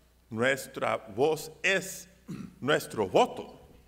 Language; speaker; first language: Spanish; early bilingual, heritage; Spanish